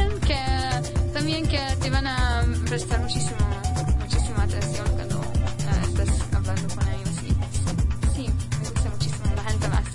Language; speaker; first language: Spanish; non-native, fluent; Hungarian